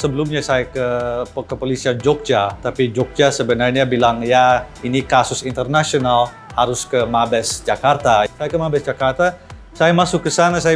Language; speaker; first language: Indonesian; non-native, fluent; Dutch